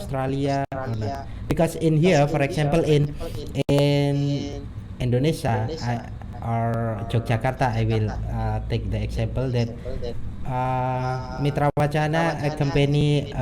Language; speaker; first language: English; non-native, learner; Indonesian